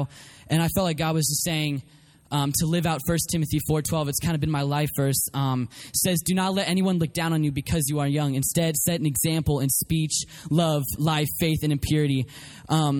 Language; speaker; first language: English; native; English